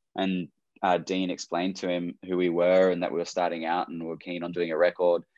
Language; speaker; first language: English; native; English